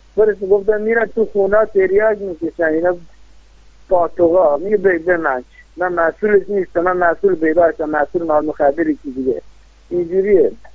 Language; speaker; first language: Persian; non-native, local second language; Baluchi